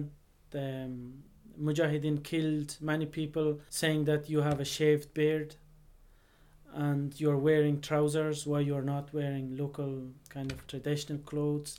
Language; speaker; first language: English; non-native, fluent; Persian